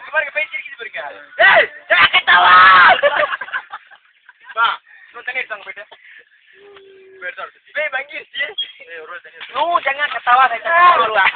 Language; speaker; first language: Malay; non-native, local second language; Tamil